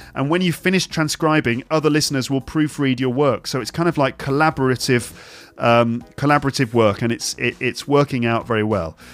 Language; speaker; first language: English; native; English